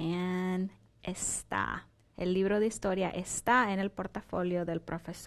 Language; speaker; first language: Spanish; non-native, fluent; English